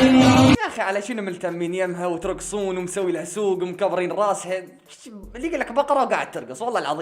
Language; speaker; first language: Arabic; native; Arabic